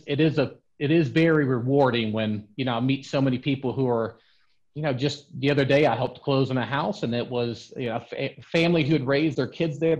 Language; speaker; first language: English; native; English